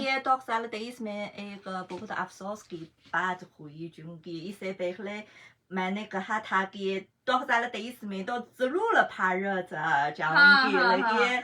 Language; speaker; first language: Hindi; non-native, fluent; Chinese